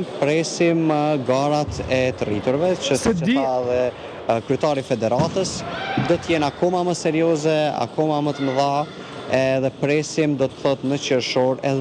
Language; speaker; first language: Albanian; native; Albanian